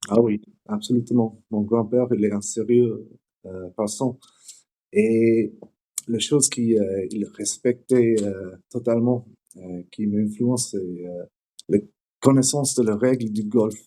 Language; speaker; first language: French; non-native, learner; English